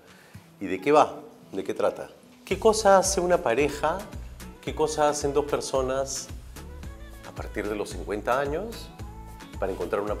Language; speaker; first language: Spanish; native; Spanish